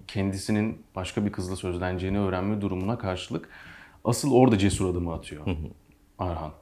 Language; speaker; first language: Turkish; native; Turkish